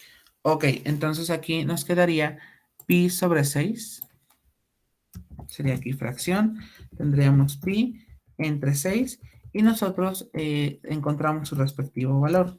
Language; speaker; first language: Spanish; native; Spanish